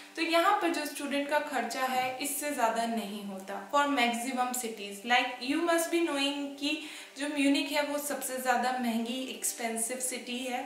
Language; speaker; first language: Hindi; native; Hindi